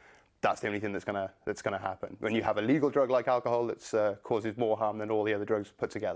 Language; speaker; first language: English; native; English